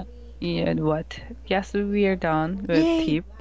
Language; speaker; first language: English; non-native, learner; Korean